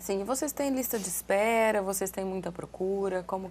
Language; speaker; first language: Portuguese; native; Portuguese